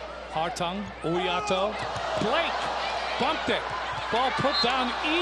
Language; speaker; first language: English; native; English